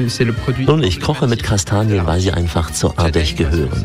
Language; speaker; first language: German; native; German